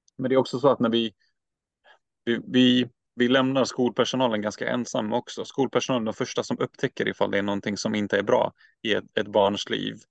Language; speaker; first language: Swedish; early bilingual, other home language; Turkish